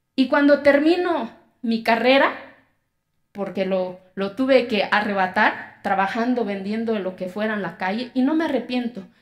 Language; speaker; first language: Spanish; non-native, local second language; Zapotec